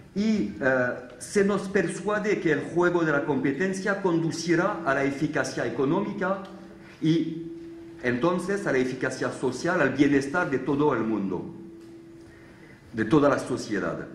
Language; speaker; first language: Spanish; non-native, fluent; French